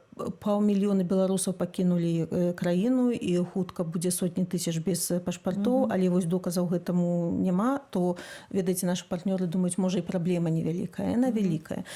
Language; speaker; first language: Belarusian; non-native, local second language; Russian